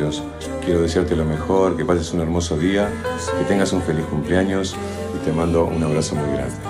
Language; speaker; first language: Spanish; native; Spanish